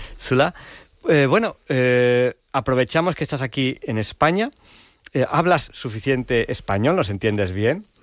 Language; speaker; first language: Spanish; native; Spanish